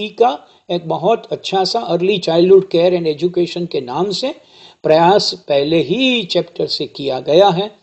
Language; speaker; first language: Hindi; non-native, local second language; Gujarati